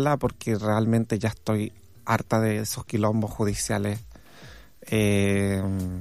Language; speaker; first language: Spanish; native; Spanish